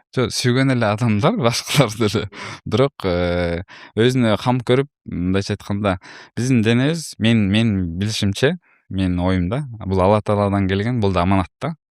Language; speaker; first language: Kyrgyz; native; Kyrgyz